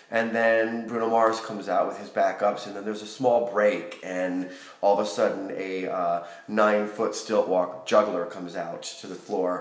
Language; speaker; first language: English; native; English